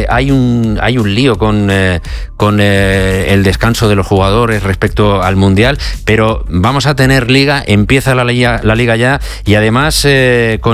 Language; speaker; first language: Spanish; native; Spanish